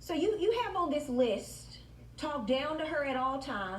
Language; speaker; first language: English; native; English